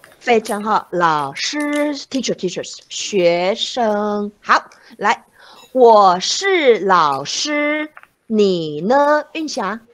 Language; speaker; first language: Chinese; native; Chinese